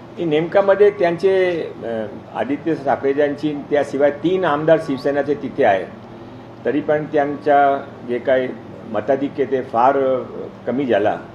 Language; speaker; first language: Marathi; non-native, local second language; Hindi